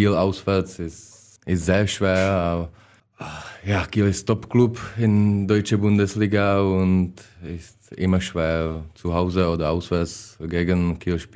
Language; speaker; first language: German; non-native, learner; Czech